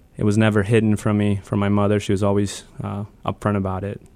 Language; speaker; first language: English; early bilingual, other home language; Spanish